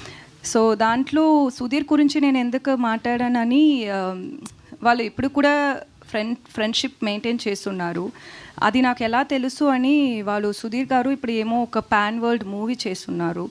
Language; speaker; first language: Telugu; non-native, fluent; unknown